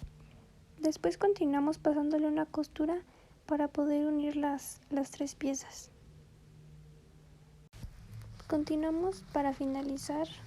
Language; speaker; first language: Spanish; native; Spanish